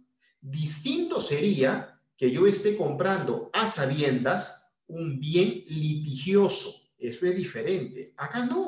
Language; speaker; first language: Spanish; native; Spanish